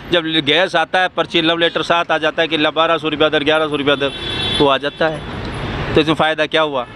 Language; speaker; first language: Hindi; native; Hindi